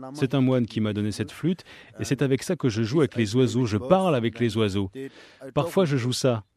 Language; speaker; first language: French; non-native, fluent; Chinese